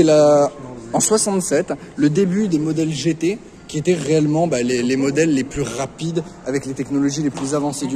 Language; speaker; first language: French; native; French